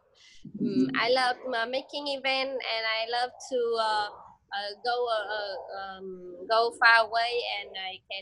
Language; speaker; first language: English; non-native, learner; Vietnamese